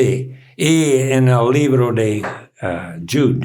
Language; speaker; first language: Spanish; non-native, learner; English